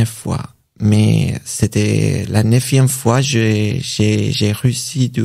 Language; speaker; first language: French; non-native, learner; Persian